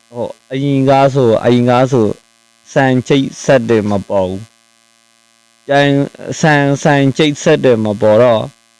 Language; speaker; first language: Burmese; non-native, local second language; Rohingya